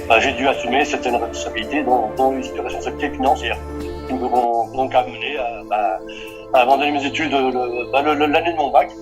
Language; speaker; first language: French; early bilingual, other home language; Portuguese